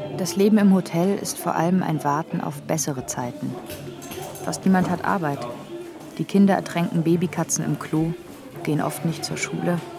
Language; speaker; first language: German; native; German